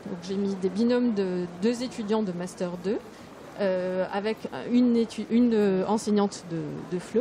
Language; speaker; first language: French; native; French